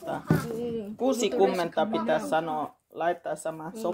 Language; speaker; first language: Finnish; non-native, learner; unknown